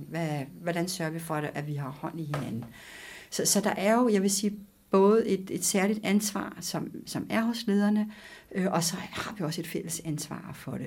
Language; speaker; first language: Danish; native; Danish